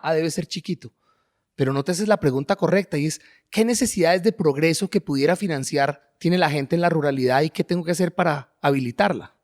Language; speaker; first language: Spanish; native; Spanish